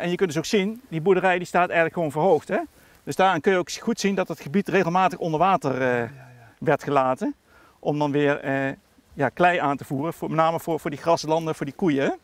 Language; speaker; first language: Dutch; native; Dutch